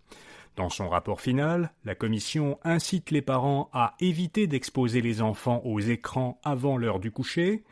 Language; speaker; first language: French; native; French